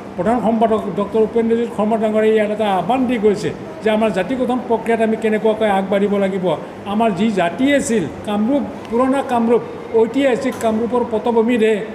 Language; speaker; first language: Assamese; native; Assamese